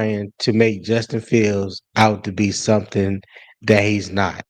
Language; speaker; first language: English; native; English